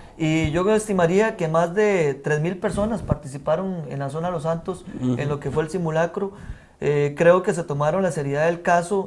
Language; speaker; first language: Spanish; native; Spanish